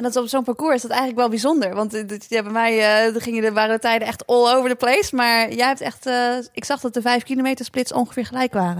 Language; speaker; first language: Dutch; native; Dutch